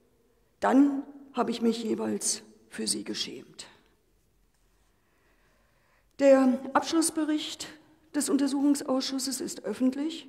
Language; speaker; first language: German; native; German